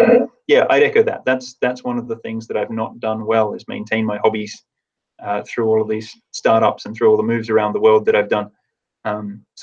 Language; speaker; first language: English; native; English